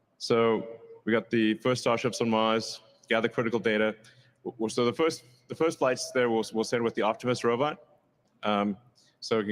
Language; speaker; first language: English; native; English